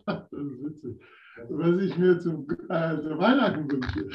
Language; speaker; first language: German; non-native, fluent; English